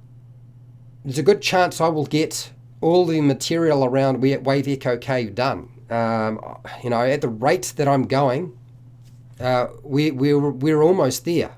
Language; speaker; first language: English; native; English